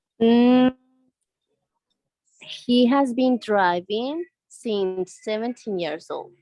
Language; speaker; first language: English; non-native, learner; Spanish